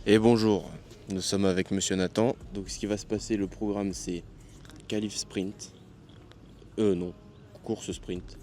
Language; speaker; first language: French; native; French